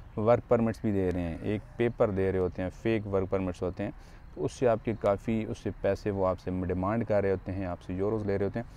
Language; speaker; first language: Urdu; non-native, local second language; Punjabi